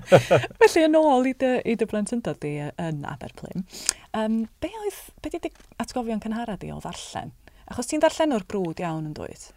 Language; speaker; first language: Welsh; native; Welsh